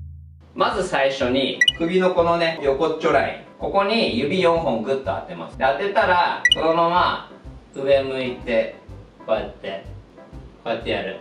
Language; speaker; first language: Japanese; native; Japanese